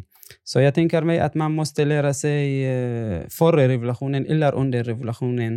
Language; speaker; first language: Swedish; non-native, fluent; Arabic